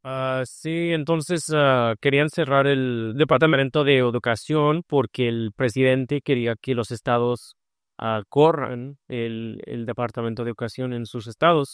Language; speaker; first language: Spanish; early bilingual, heritage; Spanish